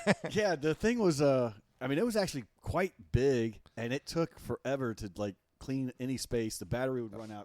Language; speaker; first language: English; native; English